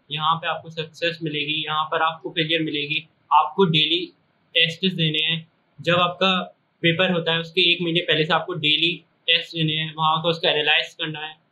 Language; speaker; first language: Hindi; native; Hindi